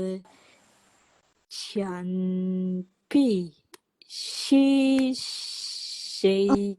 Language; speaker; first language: Chinese; non-native, learner; Indonesian